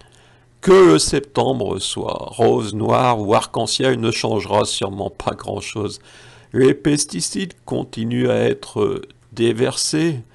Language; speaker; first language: French; native; French